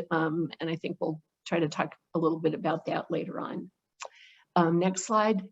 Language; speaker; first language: English; native; English